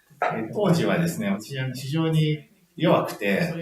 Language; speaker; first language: Japanese; native; Japanese